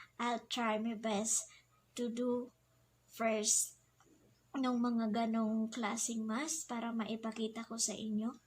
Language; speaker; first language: Filipino; non-native, local second language; Bikol